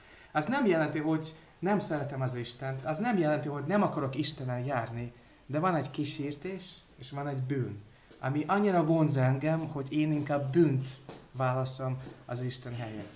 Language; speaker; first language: Hungarian; non-native, learner; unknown